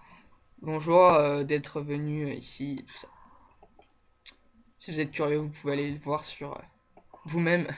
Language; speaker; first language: French; native; French